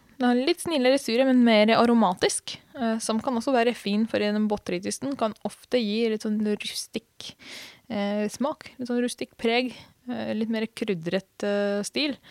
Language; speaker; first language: Norwegian; non-native, fluent; Hungarian